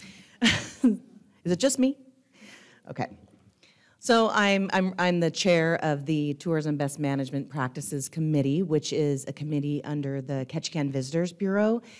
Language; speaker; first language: English; native; English